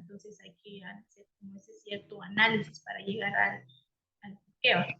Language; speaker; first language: Spanish; native; Spanish